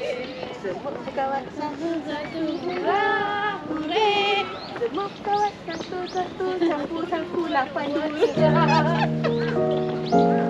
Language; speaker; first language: Malay; native; Malay